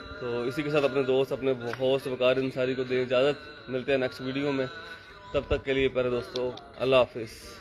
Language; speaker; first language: Urdu; non-native, local second language; Punjabi